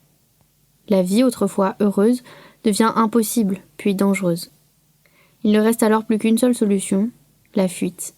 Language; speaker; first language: French; native; French